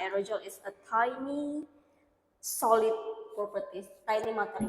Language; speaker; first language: English; non-native, learner; Indonesian